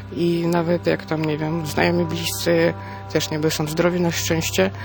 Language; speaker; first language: Polish; non-native, fluent; Ukrainian